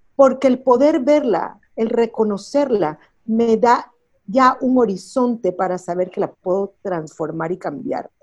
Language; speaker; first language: Spanish; early bilingual, heritage; Spanish